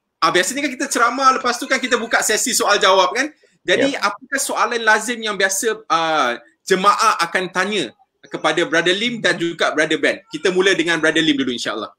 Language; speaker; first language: Malay; native; Malay